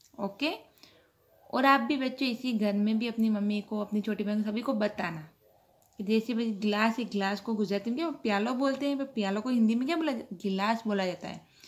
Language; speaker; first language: Hindi; non-native, local second language; Gujarati